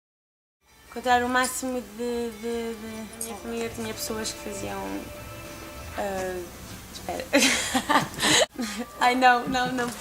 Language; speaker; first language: Portuguese; early bilingual, heritage; Portuguese